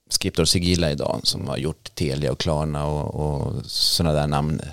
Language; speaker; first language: Swedish; native; Swedish